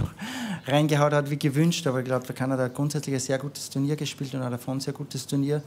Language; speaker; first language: German; native; German